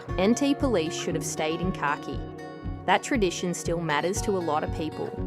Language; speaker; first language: English; native; English